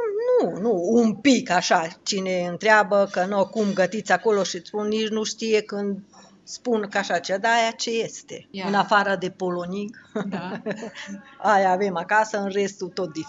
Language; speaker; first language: Romanian; non-native, local second language; Hungarian